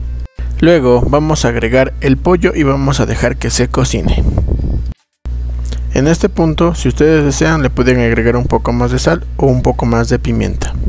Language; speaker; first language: Spanish; native; Spanish